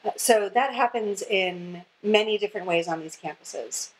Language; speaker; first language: English; native; English